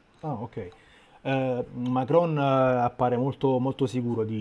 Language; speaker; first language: Italian; native; Italian